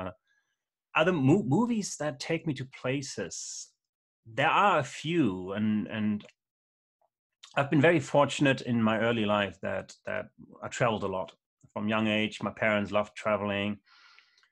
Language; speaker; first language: English; non-native, fluent; German